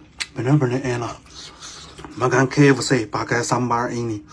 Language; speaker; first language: Indonesian; non-native, learner; Chinese